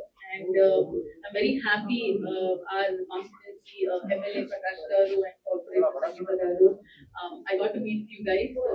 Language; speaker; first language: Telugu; non-native, learner; Kannada